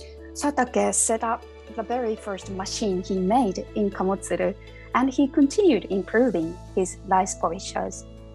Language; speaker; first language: English; non-native, fluent; Japanese